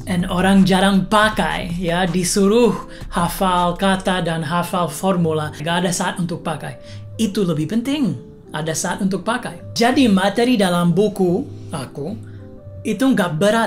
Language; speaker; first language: Indonesian; non-native, fluent; English